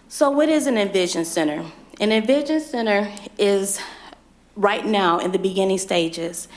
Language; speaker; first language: English; native; English